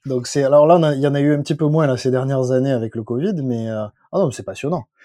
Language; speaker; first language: French; native; French